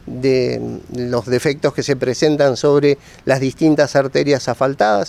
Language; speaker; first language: Spanish; native; Spanish